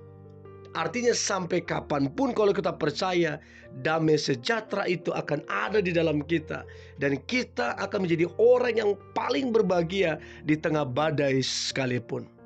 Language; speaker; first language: Indonesian; native; Indonesian